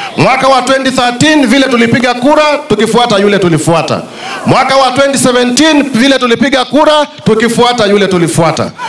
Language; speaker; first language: Swahili; non-native, local second language; Kamba